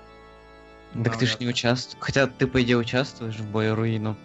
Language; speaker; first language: Russian; native; Russian